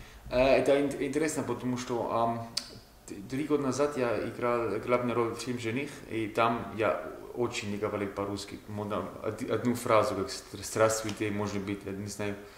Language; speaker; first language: Russian; non-native, learner; German